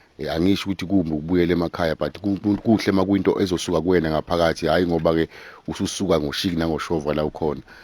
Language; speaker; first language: Zulu; native; Zulu